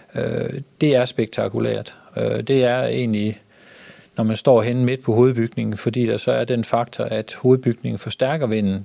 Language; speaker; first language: Danish; native; Danish